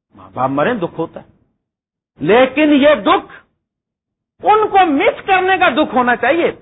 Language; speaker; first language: Urdu; non-native, local second language; Punjabi